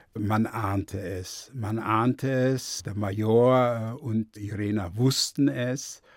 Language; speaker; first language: German; early bilingual, other home language; Yiddish